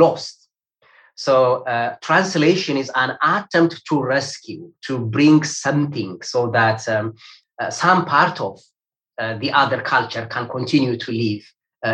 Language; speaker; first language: English; non-native, fluent; Amharic